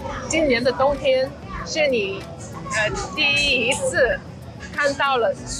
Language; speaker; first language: Chinese; non-native, learner; English